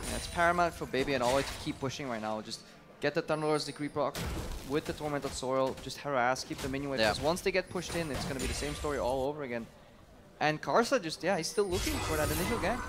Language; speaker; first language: English; native; English